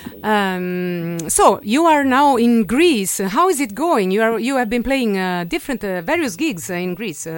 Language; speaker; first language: English; non-native, fluent; Italian